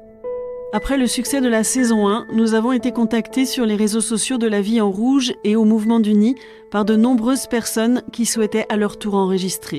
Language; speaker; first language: French; native; French